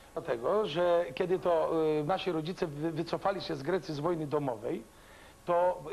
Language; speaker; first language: Polish; early bilingual, other home language; Greek